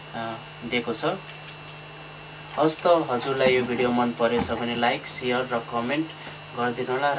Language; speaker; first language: Nepali; native; Nepali